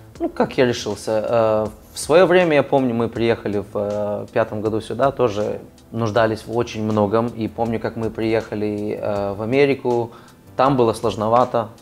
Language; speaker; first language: Russian; early bilingual, other home language; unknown